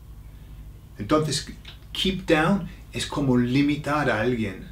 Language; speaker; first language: Spanish; non-native, fluent; English